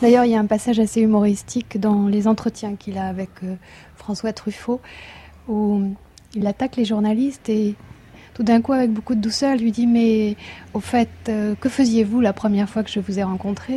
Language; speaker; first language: French; native; French